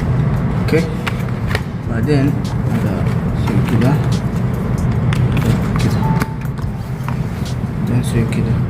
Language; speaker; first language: Arabic; non-native, learner; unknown